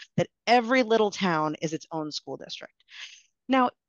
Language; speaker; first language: English; native; English